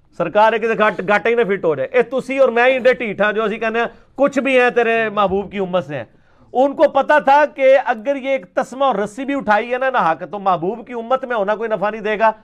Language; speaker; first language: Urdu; non-native, local second language; Punjabi